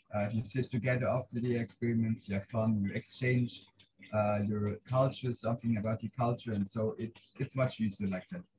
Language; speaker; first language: English; non-native, fluent; Swiss German